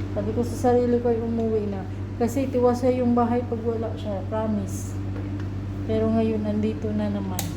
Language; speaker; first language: Filipino; non-native, local second language; Cebuano